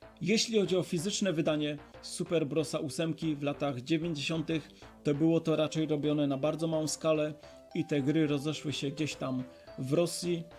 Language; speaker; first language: Polish; native; Polish